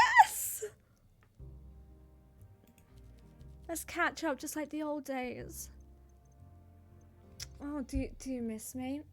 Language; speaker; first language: English; native; English